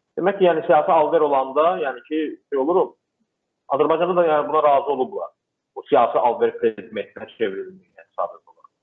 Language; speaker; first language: Azerbaijani; non-native, local second language; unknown